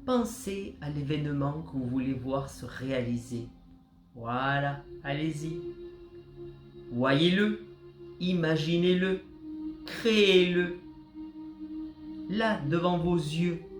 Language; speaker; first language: French; native; French